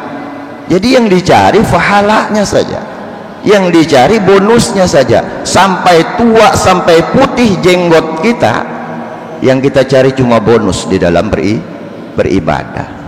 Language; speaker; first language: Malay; non-native, local second language; Banjar